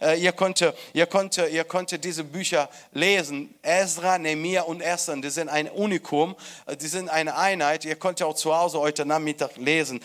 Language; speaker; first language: German; non-native, fluent; Italian